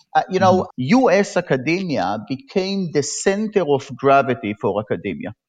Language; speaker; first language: English; non-native, fluent; Hebrew